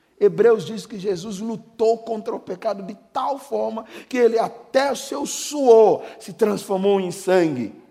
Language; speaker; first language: Portuguese; non-native, fluent; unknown